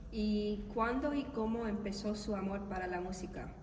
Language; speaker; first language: Spanish; non-native, learner; English